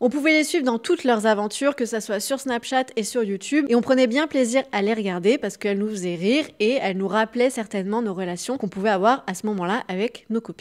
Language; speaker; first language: French; native; French